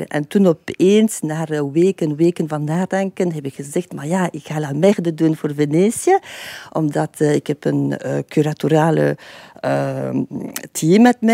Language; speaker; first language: Dutch; non-native, fluent; French